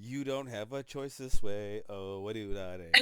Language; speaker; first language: English; native; English